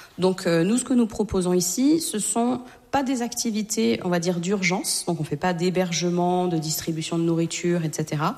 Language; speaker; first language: French; native; French